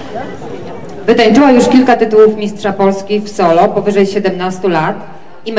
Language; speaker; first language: Polish; native; Polish